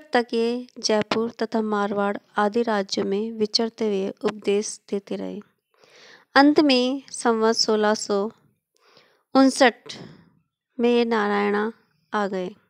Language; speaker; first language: Hindi; native; Hindi